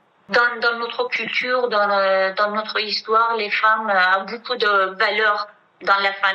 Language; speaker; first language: French; non-native, fluent; Kurdish